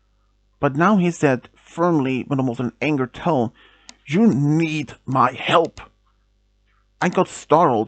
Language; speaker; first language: English; non-native, fluent; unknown